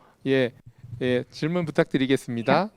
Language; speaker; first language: Korean; native; Korean